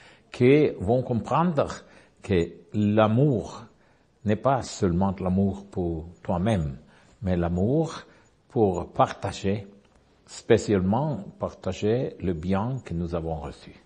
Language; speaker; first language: French; non-native, learner; Spanish